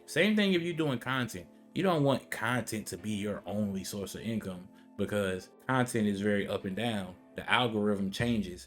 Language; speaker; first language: English; native; English